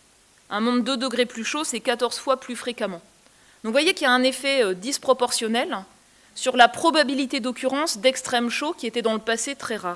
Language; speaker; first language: French; native; French